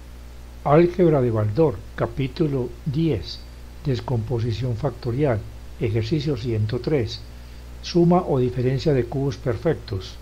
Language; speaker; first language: Spanish; native; Spanish